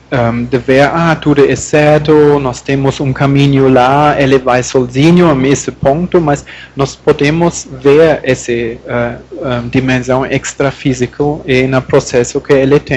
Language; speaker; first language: Portuguese; non-native, learner; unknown